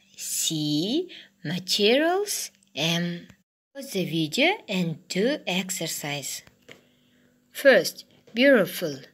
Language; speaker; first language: English; non-native, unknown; Kazakh